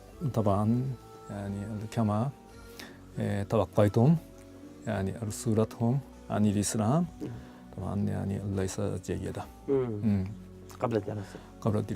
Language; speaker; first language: Arabic; non-native, fluent; Japanese